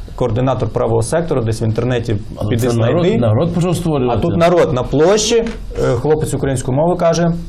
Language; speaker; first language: Ukrainian; native; Ukrainian